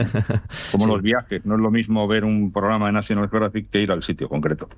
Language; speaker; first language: Spanish; native; Spanish